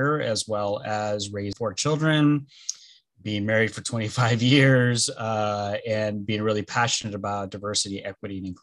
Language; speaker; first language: English; early bilingual, other home language; Spanish